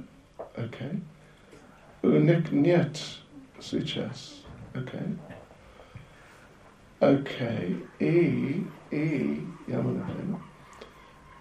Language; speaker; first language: Russian; non-native, learner; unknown